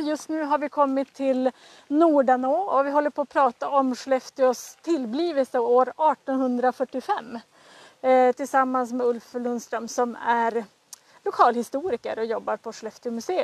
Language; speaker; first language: Swedish; native; Swedish